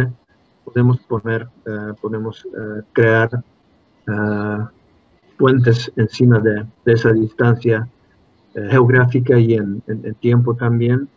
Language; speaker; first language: Spanish; non-native, fluent; Hungarian